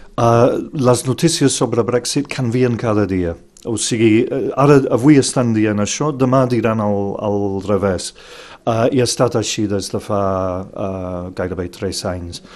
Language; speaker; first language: Catalan; non-native, fluent; English